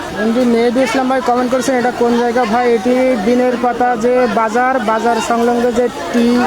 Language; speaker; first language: Bangla; native; Bangla